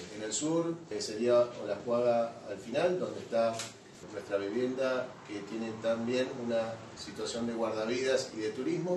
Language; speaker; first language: Spanish; native; Spanish